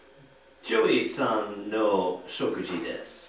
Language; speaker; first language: Japanese; non-native, learner; English